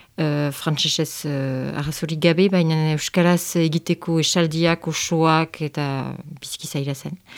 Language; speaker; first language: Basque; non-native, local second language; French